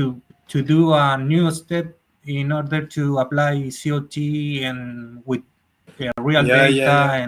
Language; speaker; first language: English; non-native, learner; Spanish